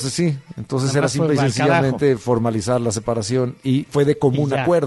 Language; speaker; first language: Spanish; native; Spanish